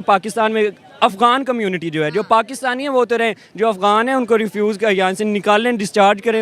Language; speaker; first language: Hindi; non-native, local second language; Punjabi